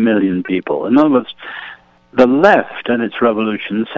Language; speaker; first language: English; native; English